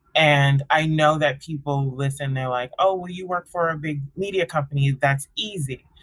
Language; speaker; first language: English; early bilingual, other home language; Akan